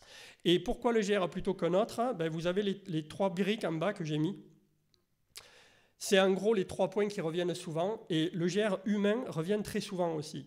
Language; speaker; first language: French; native; French